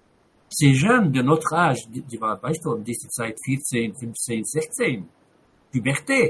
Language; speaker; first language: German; non-native, fluent; Arabic